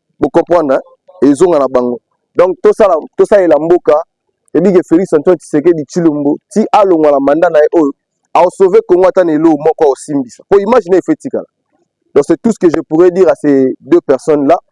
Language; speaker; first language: Lingala; native; Lingala